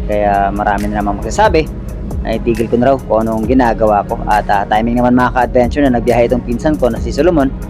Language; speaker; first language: Filipino; native; Filipino